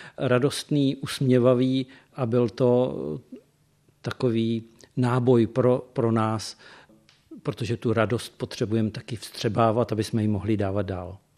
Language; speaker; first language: Czech; native; Czech